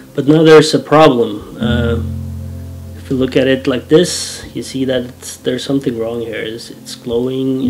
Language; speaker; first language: English; non-native, fluent; Norwegian